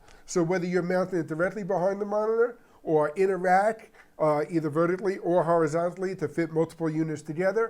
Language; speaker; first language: English; native; English